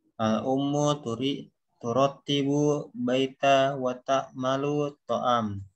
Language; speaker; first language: Arabic; non-native, learner; Indonesian